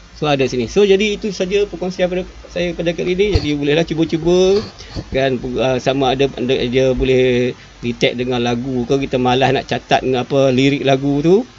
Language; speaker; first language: Malay; native; Malay